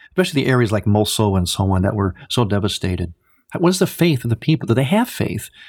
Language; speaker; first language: English; native; English